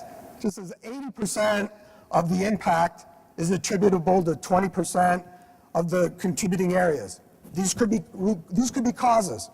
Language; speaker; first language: English; native; English